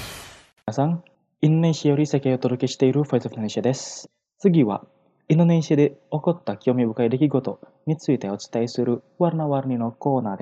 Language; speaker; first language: Japanese; non-native, fluent; Indonesian